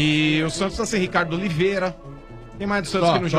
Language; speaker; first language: Portuguese; native; Portuguese